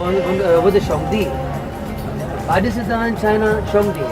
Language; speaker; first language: Chinese; non-native, learner; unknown